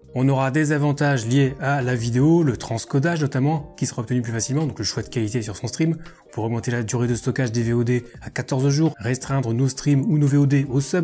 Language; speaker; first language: French; native; French